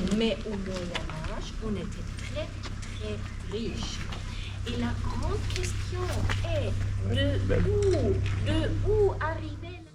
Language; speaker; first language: French; non-native, fluent; German